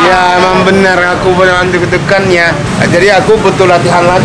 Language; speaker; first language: Indonesian; non-native, fluent; Japanese